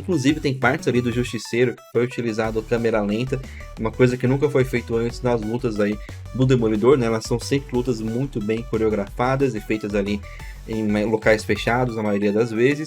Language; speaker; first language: Portuguese; native; Portuguese